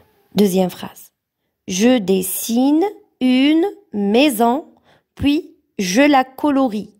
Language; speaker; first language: French; non-native, local second language; Arabic